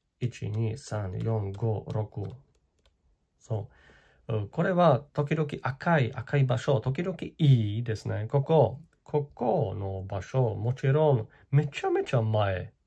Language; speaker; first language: Japanese; non-native, learner; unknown